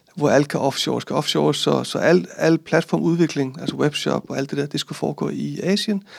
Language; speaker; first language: Danish; early bilingual, other home language; Icelandic